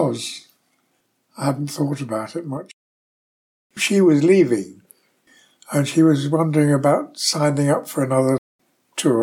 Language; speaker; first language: English; native; English